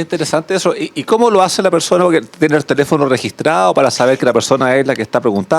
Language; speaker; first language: Spanish; native; Spanish